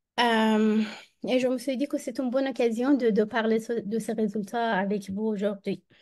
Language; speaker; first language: French; non-native, fluent; Persian